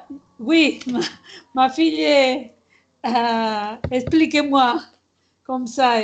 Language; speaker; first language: French; non-native, learner; Catalan